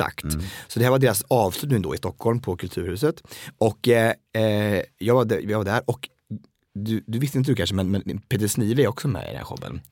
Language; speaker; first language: Swedish; native; Swedish